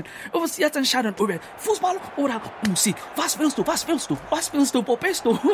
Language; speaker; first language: German; non-native, learner; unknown